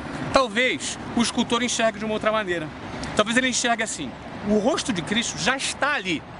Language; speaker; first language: Portuguese; native; Portuguese